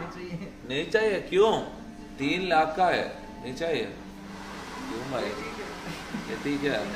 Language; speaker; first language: Hindi; non-native, local second language; Malayalam